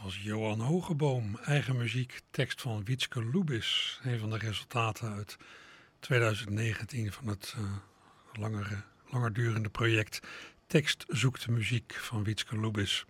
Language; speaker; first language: Dutch; native; Dutch